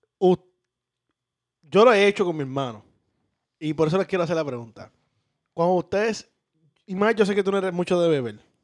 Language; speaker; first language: Spanish; native; Spanish